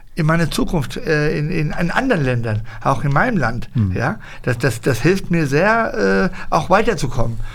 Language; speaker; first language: German; early bilingual, other home language; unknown